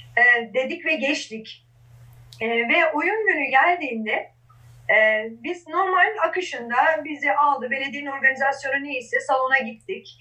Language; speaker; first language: Turkish; non-native, local second language; Kurdish